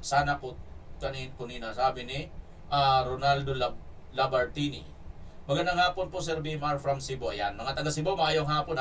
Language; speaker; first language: Filipino; non-native, local second language; Cebuano